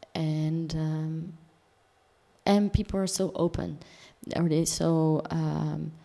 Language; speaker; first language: English; non-native, fluent; Dutch